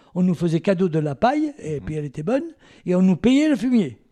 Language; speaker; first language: French; native; French